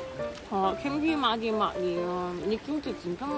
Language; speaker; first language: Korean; non-native, learner; Cantonese